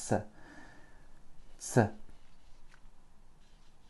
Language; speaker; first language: Russian; non-native, fluent; French